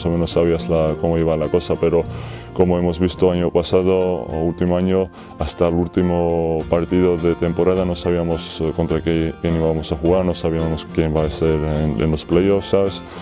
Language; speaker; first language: Spanish; non-native, fluent; Georgian